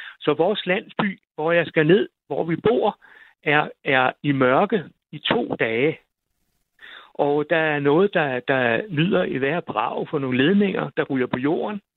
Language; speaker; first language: Danish; native; Danish